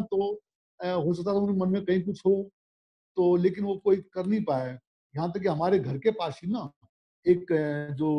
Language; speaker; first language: Hindi; native; Hindi